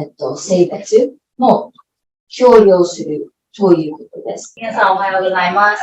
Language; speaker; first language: Japanese; non-native, fluent; English